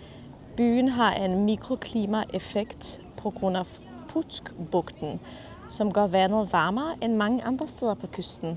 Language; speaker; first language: Danish; non-native, fluent; Polish